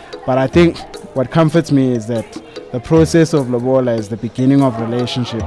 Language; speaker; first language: English; non-native, local second language; Zulu